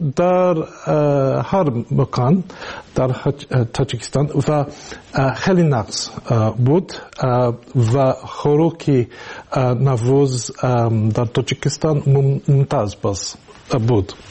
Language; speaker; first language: Tajik; non-native, learner; English